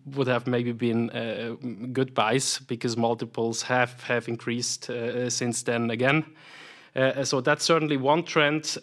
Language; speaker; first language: English; non-native, fluent; German